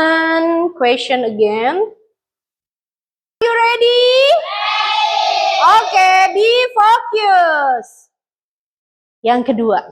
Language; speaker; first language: English; non-native, learner; Indonesian